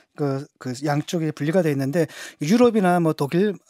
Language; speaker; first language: Korean; native; Korean